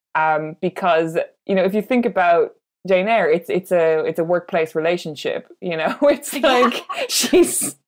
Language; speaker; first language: English; native; English